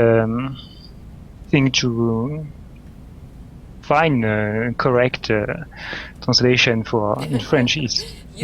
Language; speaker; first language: English; non-native, learner; French